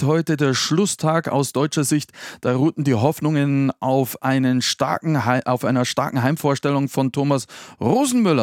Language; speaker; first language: German; native; German